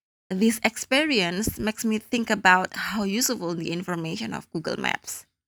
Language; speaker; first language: English; non-native, learner; Indonesian